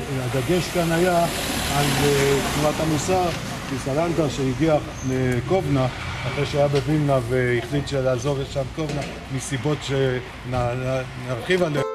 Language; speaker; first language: Hebrew; native; Hebrew